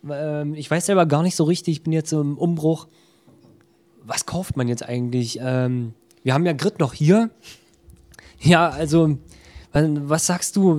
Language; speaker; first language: German; native; German